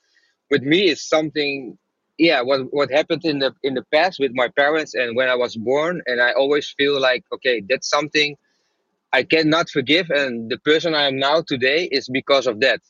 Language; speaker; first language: English; non-native, fluent; Dutch